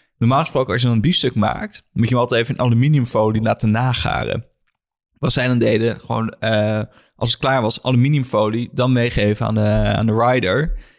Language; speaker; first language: Dutch; native; Dutch